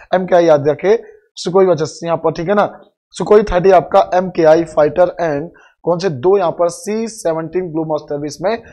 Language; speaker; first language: Hindi; native; Hindi